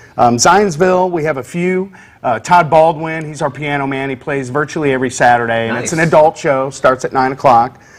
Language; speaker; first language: English; native; English